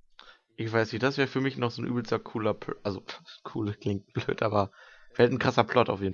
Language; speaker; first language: German; native; German